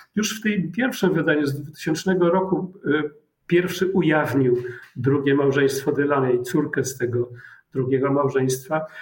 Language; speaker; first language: Polish; native; Polish